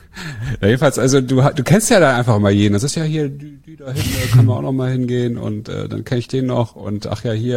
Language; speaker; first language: German; native; German